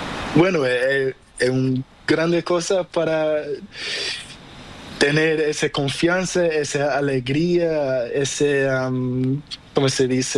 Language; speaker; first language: Spanish; non-native, learner; Portuguese